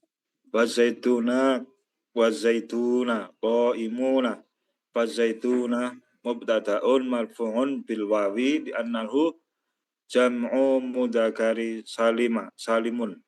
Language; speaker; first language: Arabic; non-native, learner; Indonesian